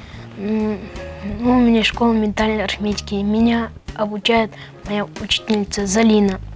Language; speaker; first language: Russian; non-native, local second language; Ingush